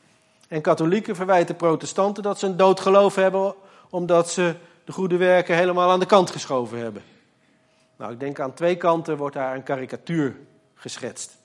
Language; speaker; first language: Dutch; native; Dutch